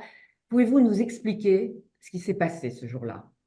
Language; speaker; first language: French; native; French